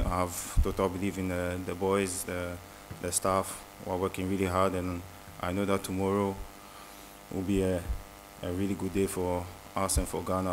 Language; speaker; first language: English; early bilingual, other home language; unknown